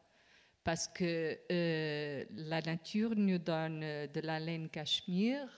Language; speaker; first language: French; non-native, fluent; Portuguese